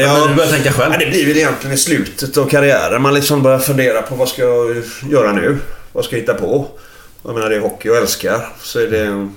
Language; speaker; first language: Swedish; native; Swedish